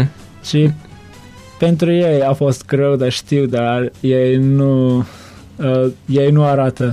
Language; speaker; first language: Romanian; non-native, learner; Turkmen